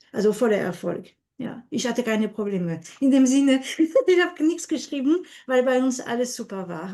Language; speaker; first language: German; non-native, fluent; French